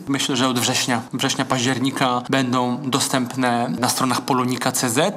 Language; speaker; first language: Polish; native; Polish